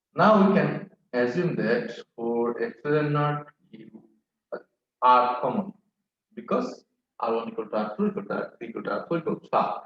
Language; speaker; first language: English; non-native, local second language; Bangla